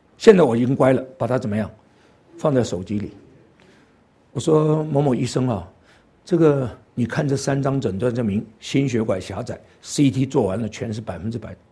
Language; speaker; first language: Chinese; non-native, local second language; Cantonese